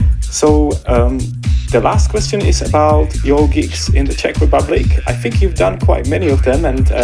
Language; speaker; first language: English; non-native, fluent; Czech